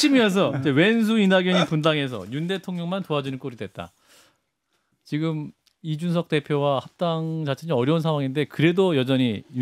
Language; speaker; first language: Korean; native; Korean